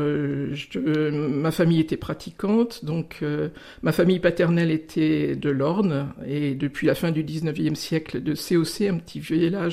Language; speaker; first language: French; native; French